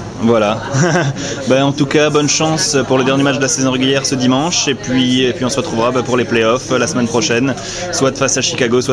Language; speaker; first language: French; native; French